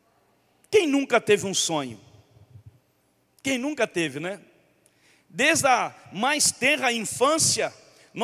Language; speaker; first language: Portuguese; native; Portuguese